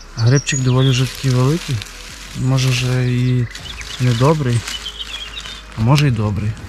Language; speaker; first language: Ukrainian; native; Ukrainian